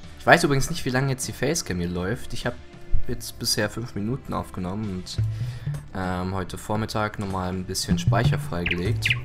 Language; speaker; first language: German; early bilingual, other home language; Greek